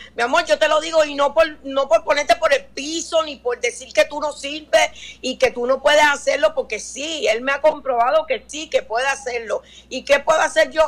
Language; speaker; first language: Spanish; native; Spanish